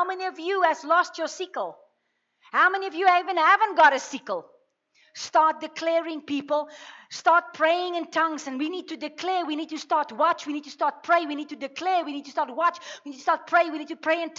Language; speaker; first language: English; non-native, local second language; Afrikaans